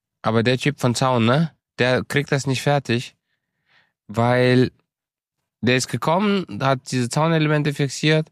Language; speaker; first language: German; early bilingual, other home language; Romanian